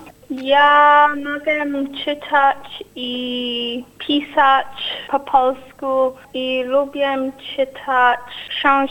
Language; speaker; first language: Polish; early bilingual, heritage; Polish